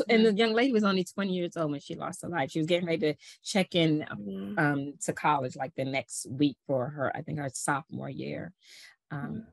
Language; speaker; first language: English; native; English